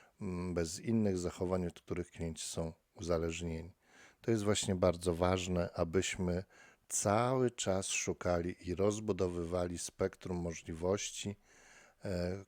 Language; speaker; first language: Polish; native; Polish